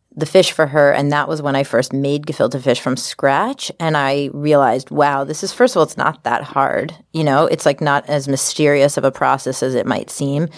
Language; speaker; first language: English; native; English